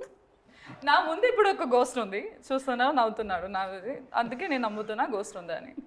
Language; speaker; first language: Telugu; non-native, learner; Malayalam